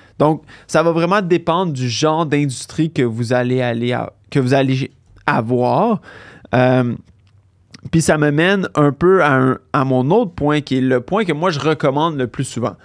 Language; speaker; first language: French; native; French